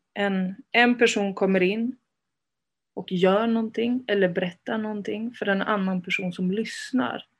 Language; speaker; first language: Swedish; early bilingual, other home language; Spanish